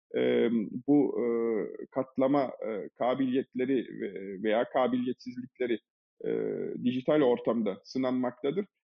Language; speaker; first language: Turkish; early bilingual, heritage; Turkish